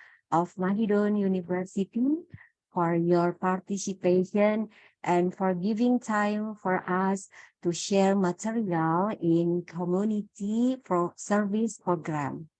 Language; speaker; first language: English; non-native, learner; Indonesian